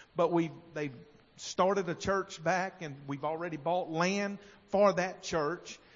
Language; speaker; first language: English; native; English